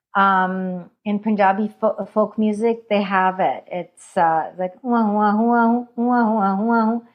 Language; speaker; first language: English; non-native, fluent; Hindi